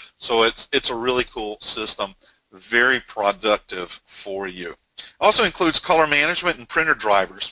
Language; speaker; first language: English; native; English